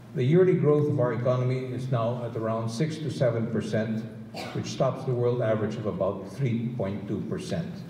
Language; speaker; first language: English; non-native, local second language; Filipino